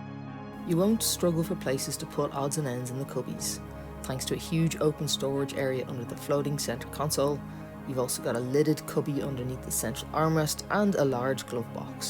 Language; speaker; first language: English; native; English